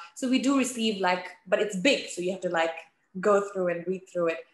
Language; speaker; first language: English; native; English